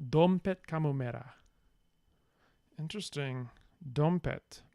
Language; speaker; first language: Indonesian; non-native, learner; English